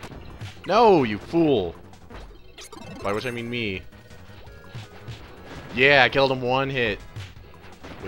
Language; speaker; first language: English; native; English